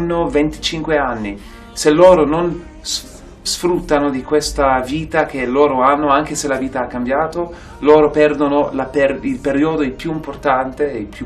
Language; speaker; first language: Italian; non-native, fluent; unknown